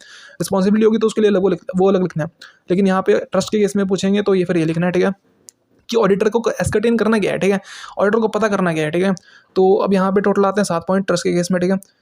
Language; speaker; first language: Hindi; native; Hindi